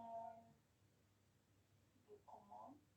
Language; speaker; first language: French; non-native, learner; English